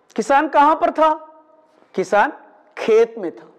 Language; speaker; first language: Hindi; non-native, local second language; Malayalam